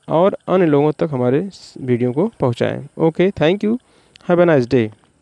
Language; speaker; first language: Hindi; native; Hindi